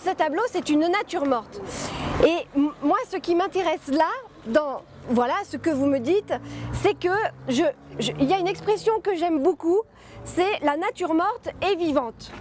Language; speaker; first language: French; native; French